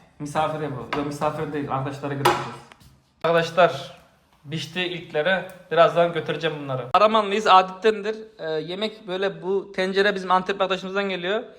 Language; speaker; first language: Turkish; native; Turkish